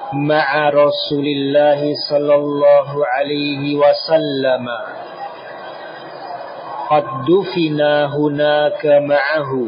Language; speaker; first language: Arabic; non-native, fluent; Indonesian